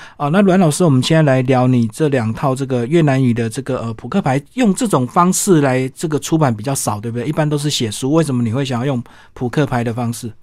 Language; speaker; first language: Chinese; native; Chinese